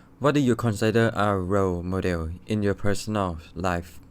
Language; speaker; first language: English; non-native, learner; Thai